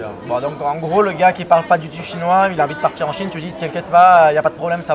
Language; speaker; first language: French; native; French